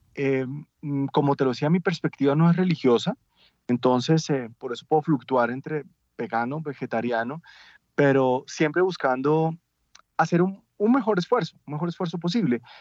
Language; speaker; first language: Spanish; native; Spanish